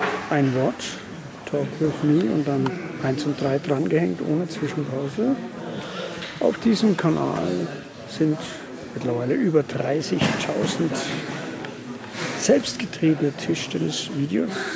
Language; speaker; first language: German; native; German